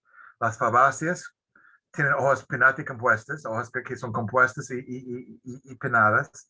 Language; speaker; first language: Spanish; non-native, fluent; English